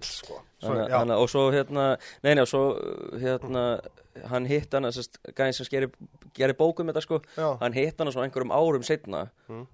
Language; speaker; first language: Icelandic; early bilingual, heritage; Icelandic